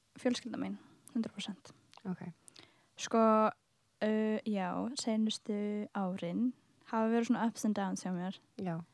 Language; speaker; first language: Icelandic; early bilingual, other home language; Filipino